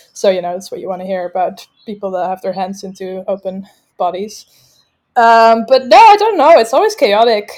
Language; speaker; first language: English; non-native, fluent; Dutch